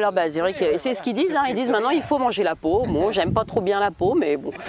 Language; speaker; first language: French; native; French